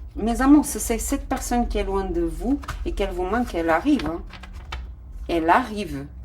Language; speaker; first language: French; non-native, fluent; Portuguese